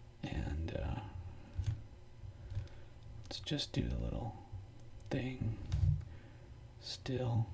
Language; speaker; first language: English; native; English